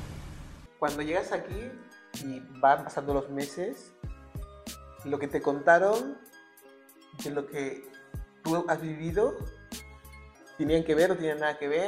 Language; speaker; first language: Spanish; native; Spanish